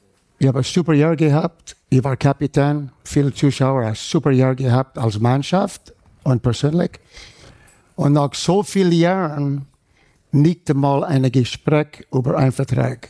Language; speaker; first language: German; non-native, fluent; English